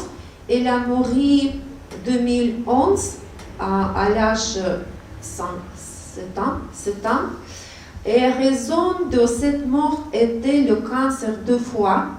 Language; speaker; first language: French; non-native, learner; Russian